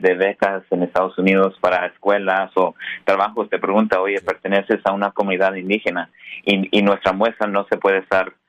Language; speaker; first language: Spanish; early bilingual, heritage; Spanish